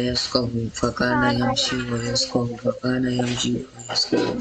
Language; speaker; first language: Arabic; non-native, learner; Bangla